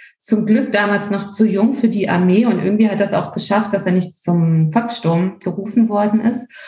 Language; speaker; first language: German; native; German